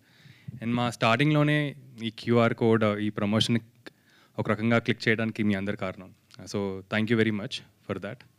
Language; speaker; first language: Telugu; native; Telugu